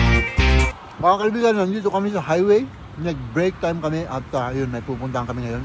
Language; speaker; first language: Filipino; native; Filipino